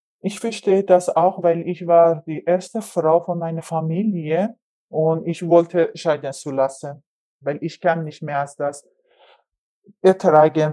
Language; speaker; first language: German; non-native, learner; Persian